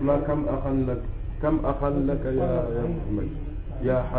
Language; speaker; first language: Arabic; non-native, learner; French